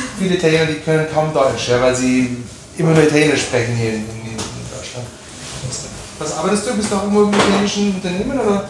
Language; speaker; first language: German; native; German